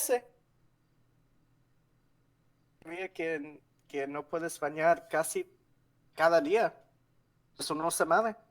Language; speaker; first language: Spanish; non-native, learner; English